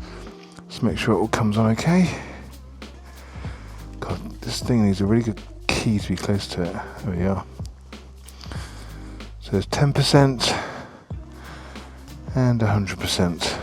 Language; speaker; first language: English; native; English